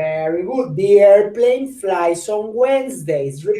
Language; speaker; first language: English; non-native, fluent; Spanish